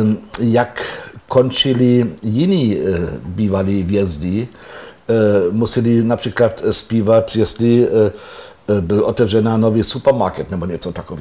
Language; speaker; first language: Czech; non-native, fluent; German